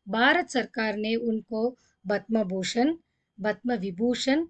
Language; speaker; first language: Hindi; non-native, local second language; Tamil